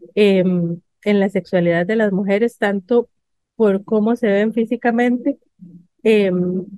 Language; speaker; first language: Spanish; native; Spanish